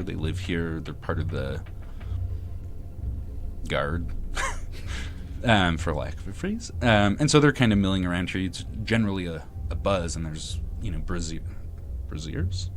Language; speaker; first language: English; native; English